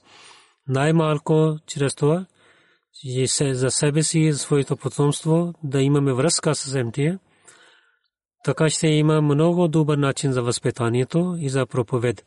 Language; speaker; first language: Bulgarian; non-native, learner; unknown